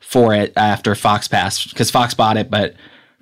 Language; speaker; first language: English; native; English